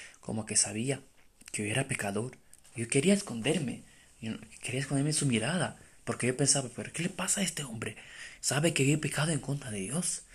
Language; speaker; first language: Spanish; non-native, fluent; Romanian